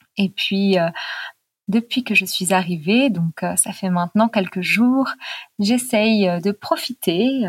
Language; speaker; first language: French; native; French